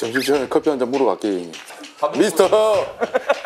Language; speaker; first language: Korean; native; Korean